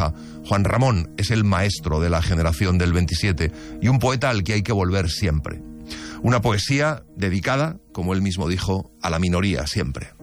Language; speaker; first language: Spanish; native; Spanish